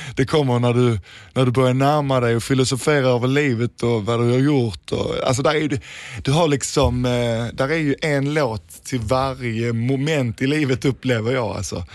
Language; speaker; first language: Swedish; early bilingual, other home language; Danish